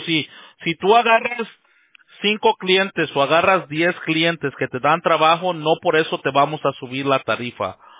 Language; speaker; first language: Spanish; early bilingual, heritage; Spanish